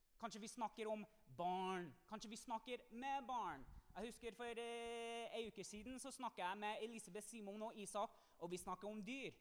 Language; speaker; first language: Norwegian; non-native, fluent; English